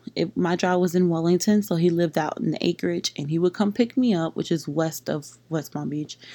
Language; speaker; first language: English; native; English